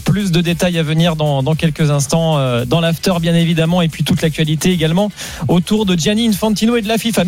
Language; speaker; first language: French; native; French